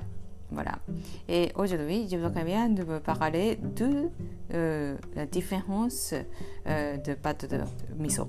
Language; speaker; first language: French; non-native, learner; Japanese